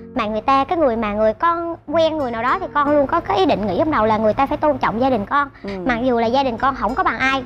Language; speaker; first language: Vietnamese; native; Vietnamese